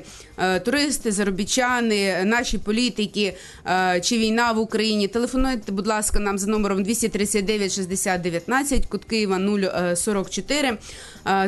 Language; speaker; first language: Ukrainian; native; Ukrainian